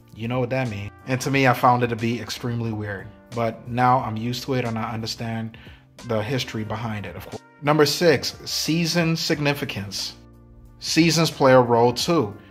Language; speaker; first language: English; native; English